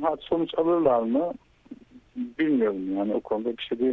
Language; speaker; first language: Turkish; native; Turkish